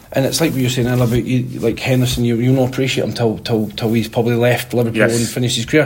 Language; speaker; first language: English; native; English